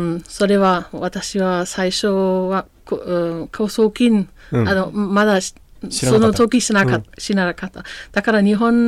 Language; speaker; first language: Japanese; non-native, learner; German